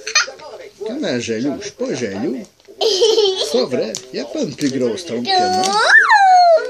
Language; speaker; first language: French; native; French